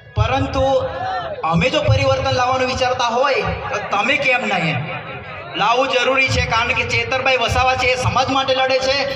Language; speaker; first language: Gujarati; non-native, local second language; Bhili